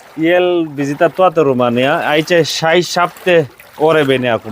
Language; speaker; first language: Romanian; non-native, learner; Bangla